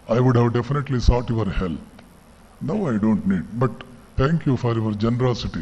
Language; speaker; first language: English; non-native, local second language; Kannada